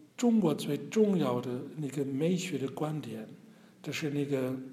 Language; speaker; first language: Chinese; non-native, fluent; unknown